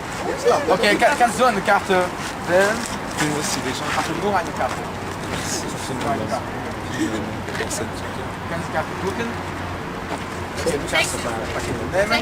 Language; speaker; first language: German; non-native, learner; French